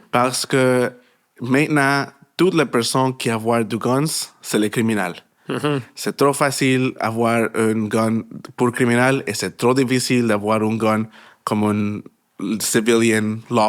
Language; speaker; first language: French; non-native, learner; Spanish